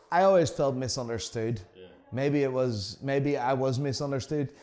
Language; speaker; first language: English; non-native, fluent; Dutch